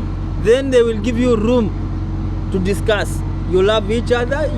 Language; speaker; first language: English; non-native, learner; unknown